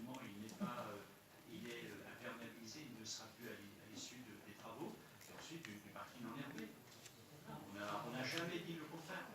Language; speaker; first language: French; native; French